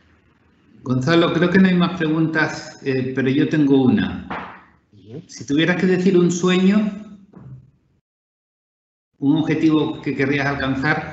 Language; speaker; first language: Spanish; native; Spanish